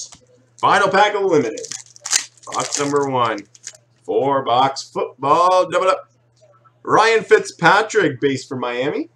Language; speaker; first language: English; native; English